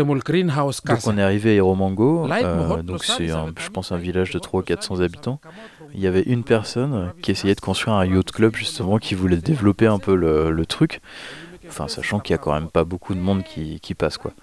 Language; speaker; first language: French; native; French